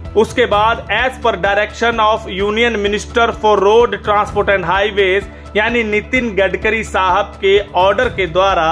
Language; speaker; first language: Hindi; native; Hindi